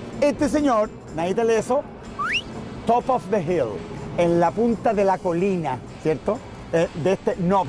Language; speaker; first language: Spanish; native; Spanish